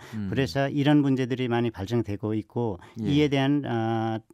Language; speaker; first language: Korean; non-native, learner; Nepali